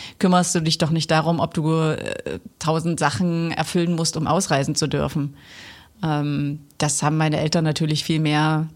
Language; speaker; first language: German; native; German